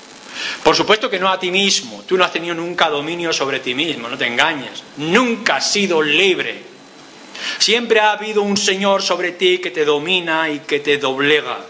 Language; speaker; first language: Spanish; native; Spanish